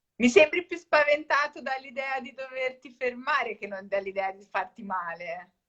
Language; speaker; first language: Italian; native; Italian